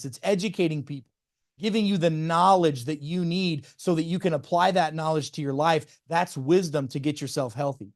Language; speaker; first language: English; native; English